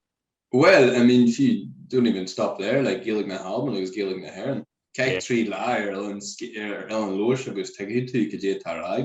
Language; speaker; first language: Irish; non-native, local second language; English